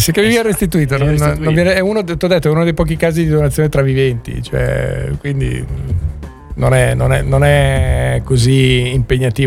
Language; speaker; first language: Italian; native; Italian